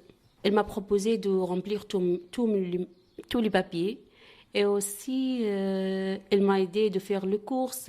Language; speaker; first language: French; non-native, learner; Arabic